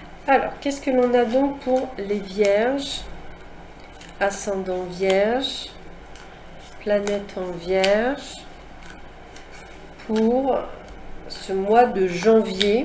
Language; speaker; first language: French; native; French